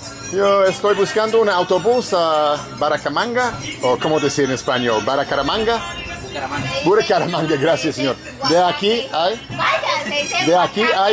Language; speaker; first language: Spanish; non-native, learner; English